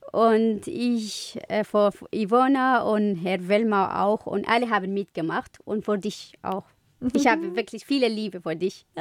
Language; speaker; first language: German; non-native, learner; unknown